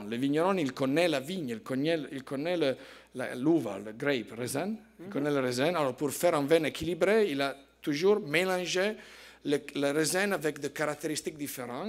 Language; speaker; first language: French; non-native, fluent; Italian